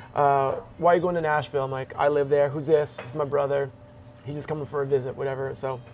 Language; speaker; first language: English; native; English